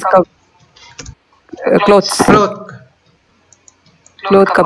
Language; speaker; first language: English; non-native, local second language; Hindi